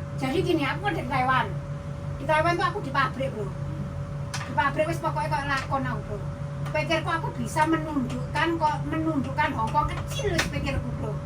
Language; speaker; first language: Indonesian; non-native, local second language; Javanese